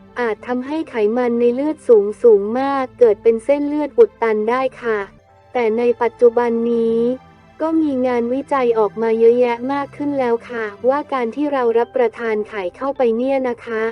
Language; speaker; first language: Thai; native; Thai